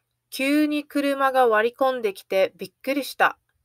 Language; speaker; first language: Japanese; native; Japanese